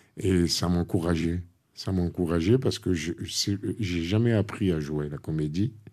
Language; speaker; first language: French; non-native, local second language; Arabic